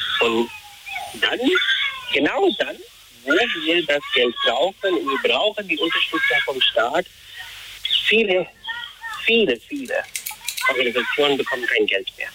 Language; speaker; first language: German; non-native, fluent; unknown